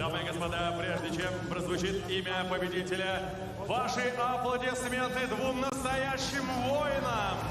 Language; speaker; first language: Russian; native; Russian